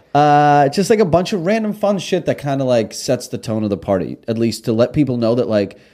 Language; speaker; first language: English; early bilingual, other home language; Russian